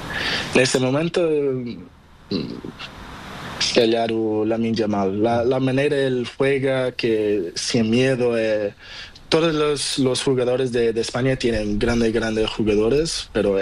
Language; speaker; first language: Spanish; non-native, learner; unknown